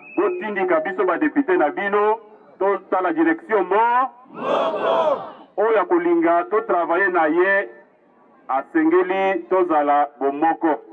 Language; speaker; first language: Lingala; non-native, local second language; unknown